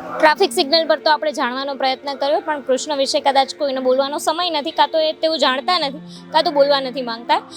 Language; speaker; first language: Gujarati; native; Gujarati